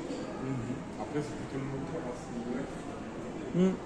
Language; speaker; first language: French; native; French